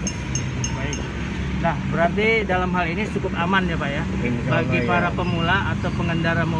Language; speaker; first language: Indonesian; native; Indonesian